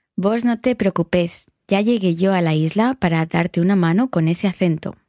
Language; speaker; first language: English; non-native, fluent; Spanish